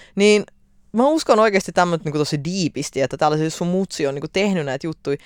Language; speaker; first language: Finnish; early bilingual, other home language; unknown